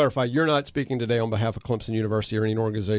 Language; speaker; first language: English; native; English